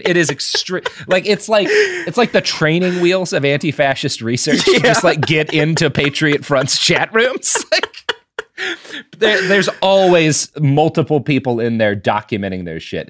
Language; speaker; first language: English; native; English